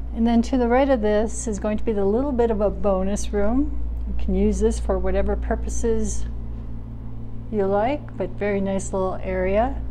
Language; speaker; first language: English; native; English